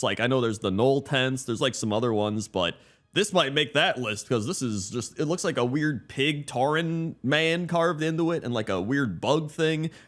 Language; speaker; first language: English; native; English